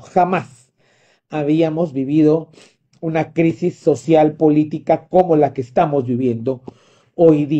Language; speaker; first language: Spanish; native; Spanish